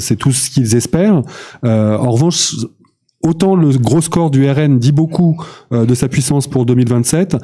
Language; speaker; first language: French; native; French